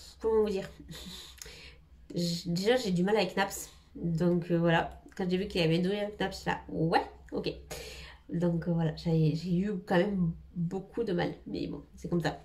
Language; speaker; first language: French; native; French